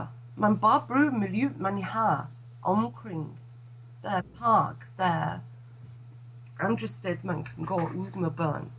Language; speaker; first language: Danish; non-native, fluent; English